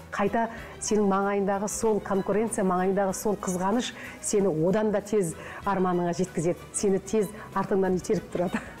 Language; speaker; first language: Kazakh; early bilingual, heritage; Kazakh